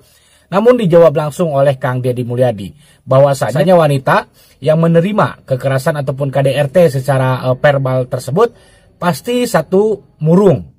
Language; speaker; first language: Indonesian; native; Indonesian